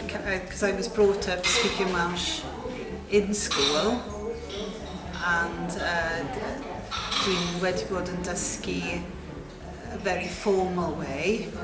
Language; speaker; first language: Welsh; non-native, local second language; English